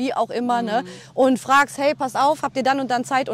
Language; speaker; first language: German; native; German